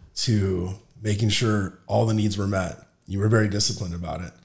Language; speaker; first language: English; native; English